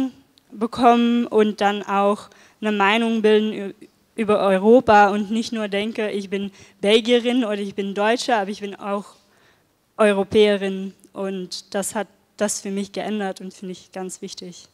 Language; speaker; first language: German; non-native, fluent; Dutch